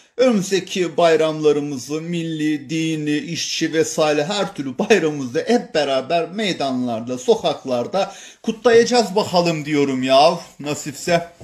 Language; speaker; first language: Turkish; native; Turkish